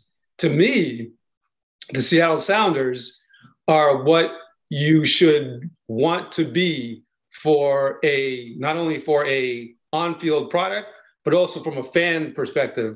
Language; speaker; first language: English; native; English